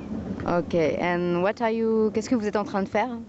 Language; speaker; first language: French; native; French